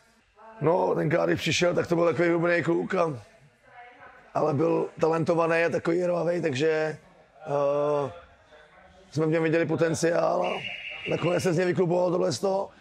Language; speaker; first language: Czech; native; Czech